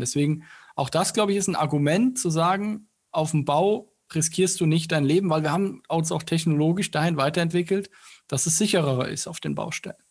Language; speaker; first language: German; native; German